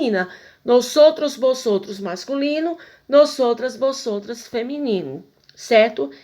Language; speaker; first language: Spanish; non-native, fluent; Portuguese